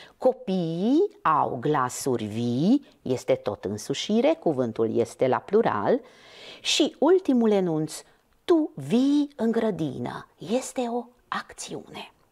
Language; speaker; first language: Romanian; non-native, local second language; Hungarian